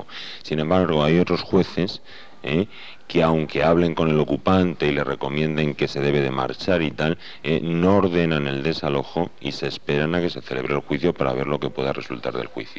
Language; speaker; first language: Spanish; native; Spanish